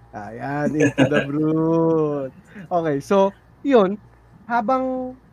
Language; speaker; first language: Filipino; native; Filipino